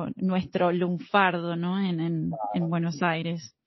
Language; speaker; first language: Spanish; native; Spanish